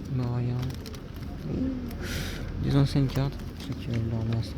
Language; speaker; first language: French; native; French